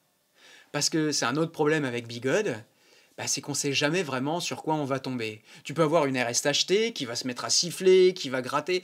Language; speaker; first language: French; native; French